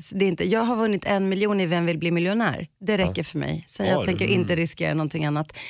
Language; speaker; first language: Swedish; early bilingual, other home language; Greek